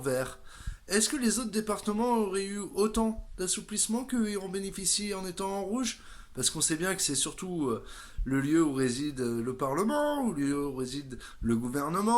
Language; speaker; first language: French; native; French